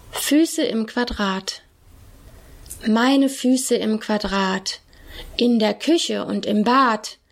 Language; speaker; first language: German; native; German